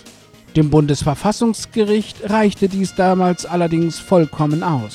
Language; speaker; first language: German; native; German